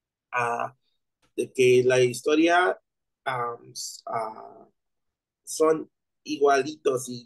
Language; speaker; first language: Spanish; non-native, learner; English